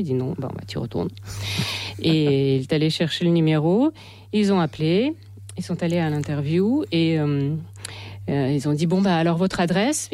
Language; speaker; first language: French; non-native, fluent; Russian